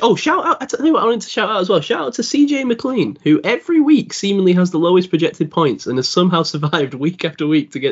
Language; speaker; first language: English; native; English